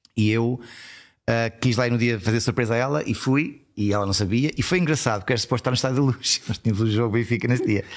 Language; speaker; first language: Portuguese; early bilingual, heritage; Portuguese